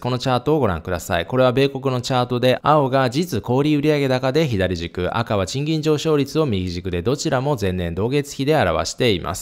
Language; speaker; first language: Japanese; native; Japanese